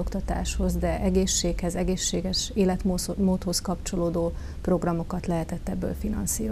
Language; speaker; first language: Hungarian; native; Hungarian